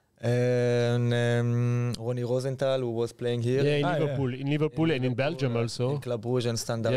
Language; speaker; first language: English; non-native, fluent; Hebrew